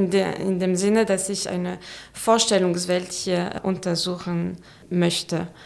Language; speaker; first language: German; non-native, fluent; French